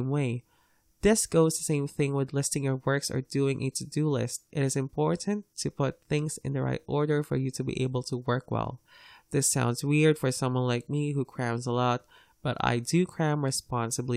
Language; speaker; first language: English; non-native, local second language; Filipino